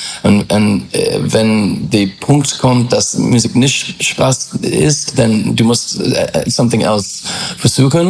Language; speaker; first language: German; non-native, learner; English